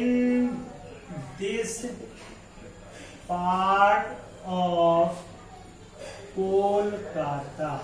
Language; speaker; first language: Hindi; native; Hindi